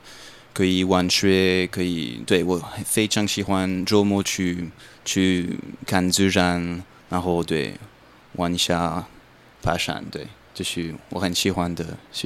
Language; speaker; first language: Chinese; non-native, learner; French